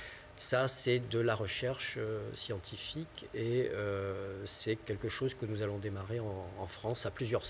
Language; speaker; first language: French; native; French